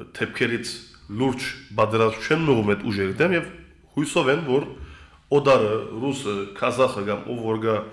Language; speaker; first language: Armenian; early bilingual, heritage; Armenian